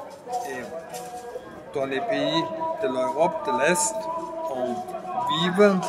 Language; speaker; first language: French; non-native, fluent; German